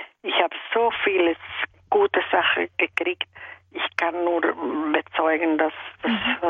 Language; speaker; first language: German; non-native, fluent; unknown